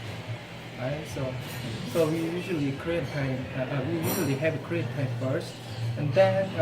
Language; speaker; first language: English; non-native, learner; Korean